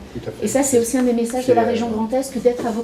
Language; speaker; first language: French; native; French